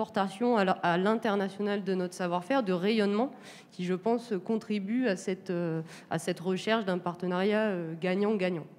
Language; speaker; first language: French; native; French